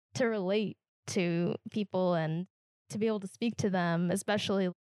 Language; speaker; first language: English; native; English